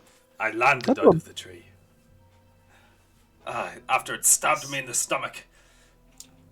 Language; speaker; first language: English; native; English